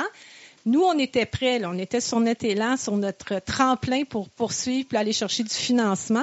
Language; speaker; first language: French; native; French